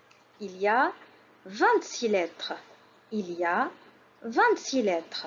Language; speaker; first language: French; non-native, local second language; Arabic